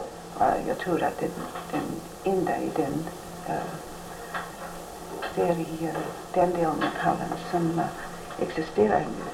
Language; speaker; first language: Swedish; early bilingual, heritage; Swedish